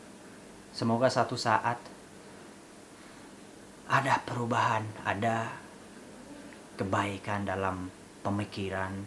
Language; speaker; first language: Indonesian; non-native, fluent; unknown